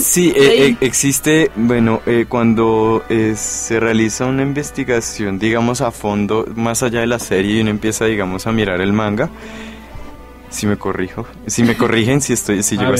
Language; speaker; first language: Spanish; native; Spanish